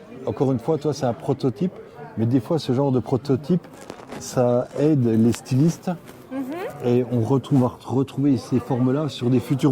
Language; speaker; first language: French; native; French